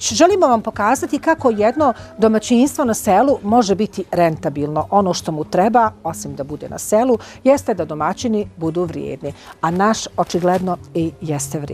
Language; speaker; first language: Croatian; native; Croatian